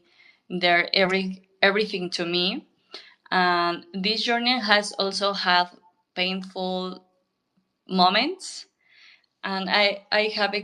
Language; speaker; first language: English; non-native, learner; Spanish